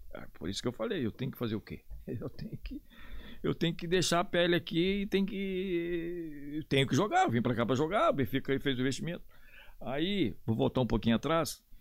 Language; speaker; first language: Portuguese; native; Portuguese